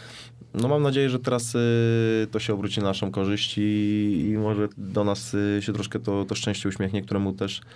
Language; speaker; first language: Polish; native; Polish